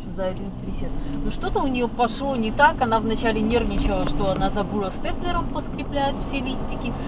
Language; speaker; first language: Russian; native; Russian